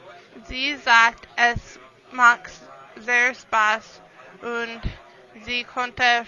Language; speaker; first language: German; non-native, learner; English